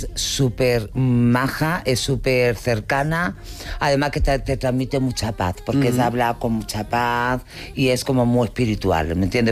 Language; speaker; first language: Spanish; native; Spanish